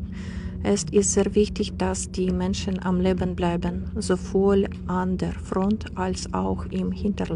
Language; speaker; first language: German; non-native, fluent; Ukrainian